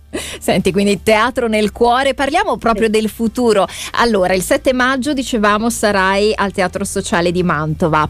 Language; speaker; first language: Italian; native; Italian